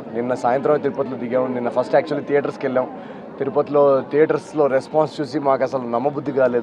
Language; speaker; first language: Telugu; native; Telugu